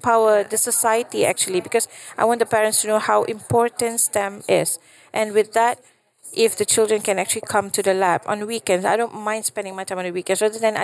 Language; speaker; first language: English; non-native, local second language; Malay